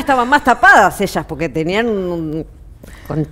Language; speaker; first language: Spanish; native; Spanish